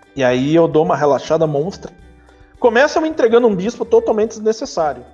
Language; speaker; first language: Portuguese; native; Portuguese